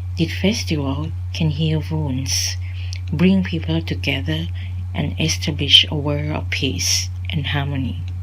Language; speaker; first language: English; non-native, fluent; Thai